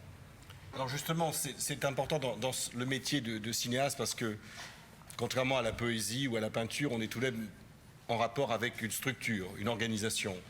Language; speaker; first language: French; native; French